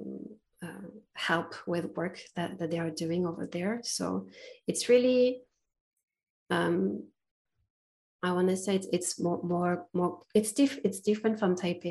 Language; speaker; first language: English; non-native, fluent; French